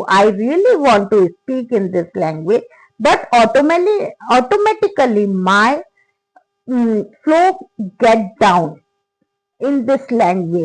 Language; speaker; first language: English; non-native, learner; Hindi